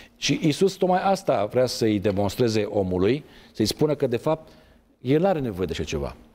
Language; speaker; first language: Romanian; native; Romanian